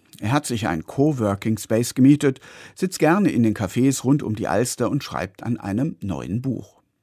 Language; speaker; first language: German; native; German